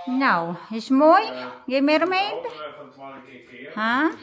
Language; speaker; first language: Dutch; non-native, learner; Filipino